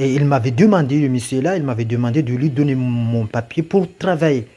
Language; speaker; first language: French; non-native, local second language; Comorian